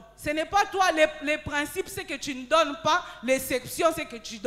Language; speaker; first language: French; non-native, local second language; Lingala